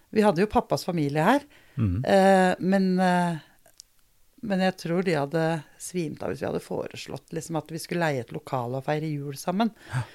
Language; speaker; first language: Norwegian; early bilingual, other home language; Danish